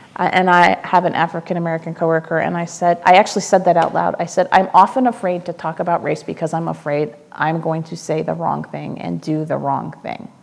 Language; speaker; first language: English; native; English